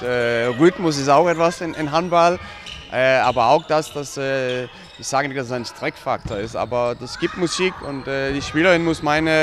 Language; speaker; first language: German; non-native, fluent; Danish